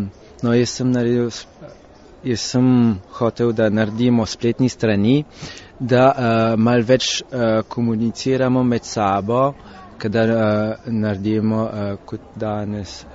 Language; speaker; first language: Slovenian; early bilingual, heritage; Slovenian